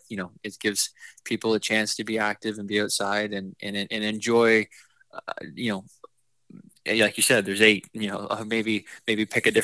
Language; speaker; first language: English; native; English